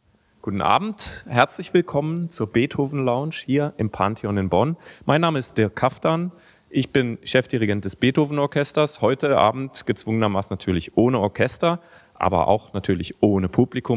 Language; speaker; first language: German; native; German